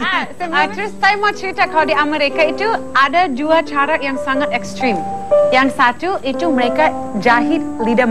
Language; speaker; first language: Indonesian; non-native, fluent; English